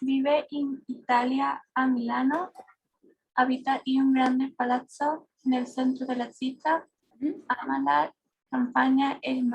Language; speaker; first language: Italian; non-native, learner; Spanish